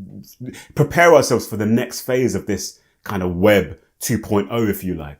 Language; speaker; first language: English; native; English